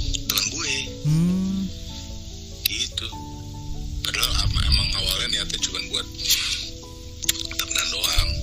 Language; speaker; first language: Indonesian; native; Indonesian